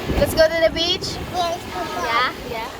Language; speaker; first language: English; non-native, local second language; Filipino